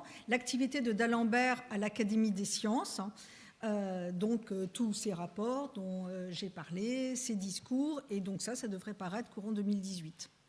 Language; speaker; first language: French; native; French